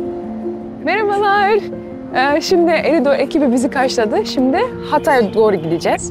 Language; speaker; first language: Turkish; early bilingual, heritage; Turkish